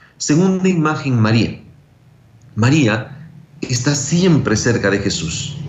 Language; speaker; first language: Spanish; native; Spanish